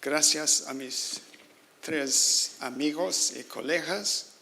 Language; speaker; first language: Spanish; non-native, learner; English